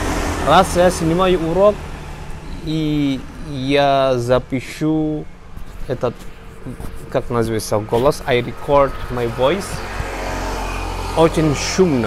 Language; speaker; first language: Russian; non-native, learner; Javanese